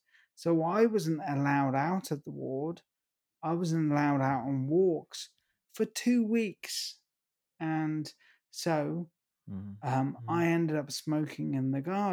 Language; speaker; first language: English; native; English